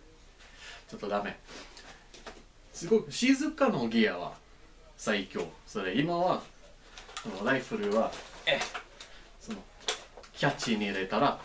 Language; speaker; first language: Japanese; non-native, learner; English